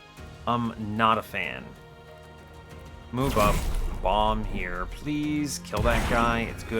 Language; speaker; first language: English; native; English